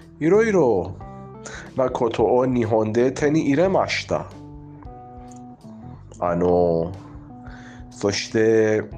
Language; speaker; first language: Japanese; non-native, fluent; Persian